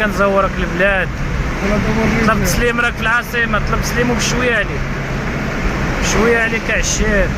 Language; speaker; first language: Arabic; native; Arabic